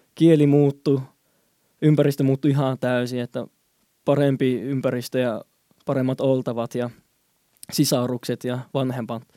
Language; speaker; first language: Finnish; early bilingual, other home language; Chinese